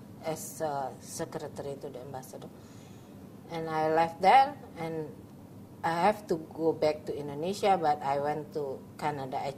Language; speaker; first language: English; non-native, learner; Indonesian